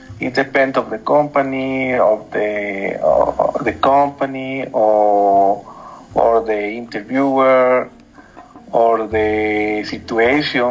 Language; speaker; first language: English; non-native, learner; Spanish